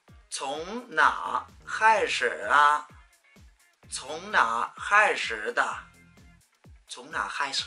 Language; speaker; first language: Chinese; non-native, fluent; Vietnamese